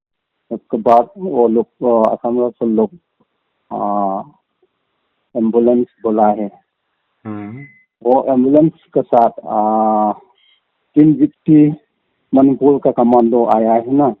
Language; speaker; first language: Hindi; non-native, local second language; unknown